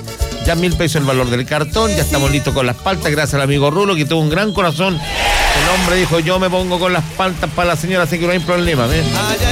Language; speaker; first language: Spanish; native; Spanish